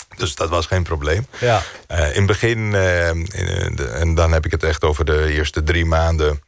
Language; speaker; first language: Dutch; non-native, fluent; Greek